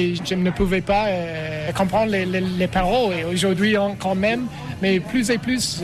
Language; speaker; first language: French; non-native, learner; English